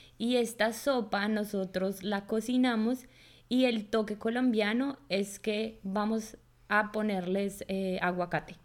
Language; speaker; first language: Spanish; native; Spanish